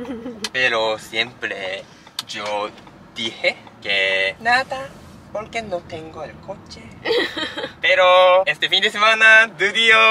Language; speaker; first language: Spanish; non-native, learner; Japanese